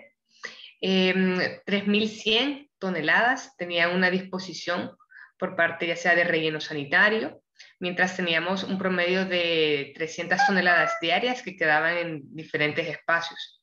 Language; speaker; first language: Spanish; native; Spanish